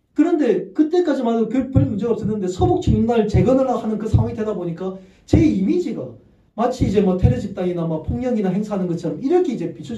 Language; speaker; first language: Korean; native; Korean